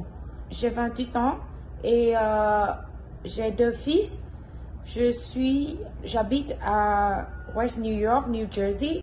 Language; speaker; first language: French; non-native, learner; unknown